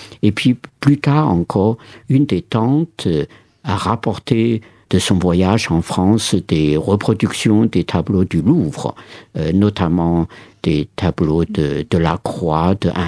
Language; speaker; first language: French; non-native, fluent; Chinese